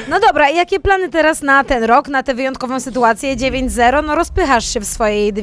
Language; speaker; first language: Polish; native; Polish